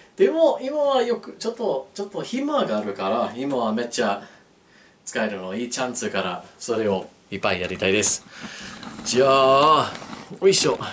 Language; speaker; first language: Japanese; non-native, learner; English